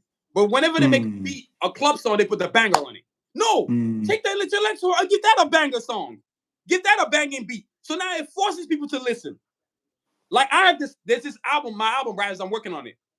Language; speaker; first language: English; native; English